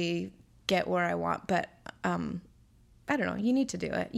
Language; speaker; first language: English; native; English